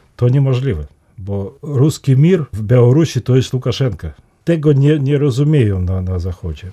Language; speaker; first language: Polish; non-native, fluent; Russian